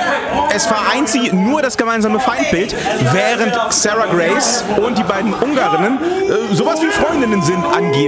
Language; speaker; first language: German; native; German